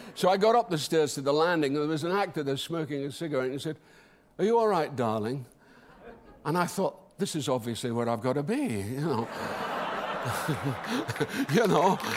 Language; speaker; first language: English; native; English